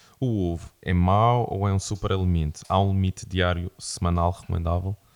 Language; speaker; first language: Portuguese; native; Portuguese